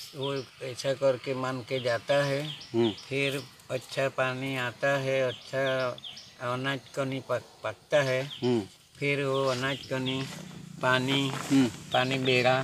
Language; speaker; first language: Hindi; non-native, local second language; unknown